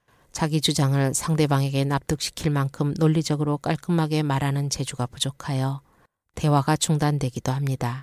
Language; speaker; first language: Korean; native; Korean